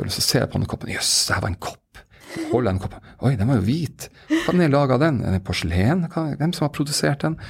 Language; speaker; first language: Norwegian; native; Norwegian